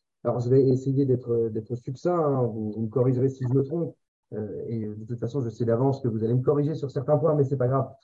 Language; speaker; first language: French; native; French